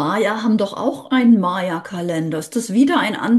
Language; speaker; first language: German; native; German